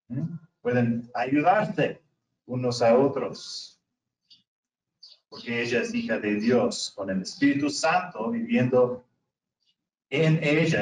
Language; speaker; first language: Spanish; non-native, fluent; English